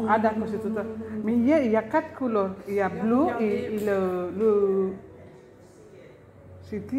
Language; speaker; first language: French; non-native, learner; Filipino